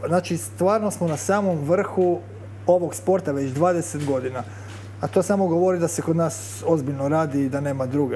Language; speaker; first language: Croatian; native; Croatian